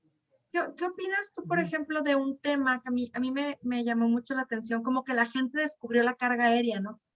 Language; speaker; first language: Spanish; native; Spanish